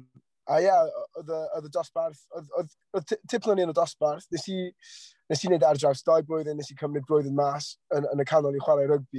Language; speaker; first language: Welsh; non-native, local second language; English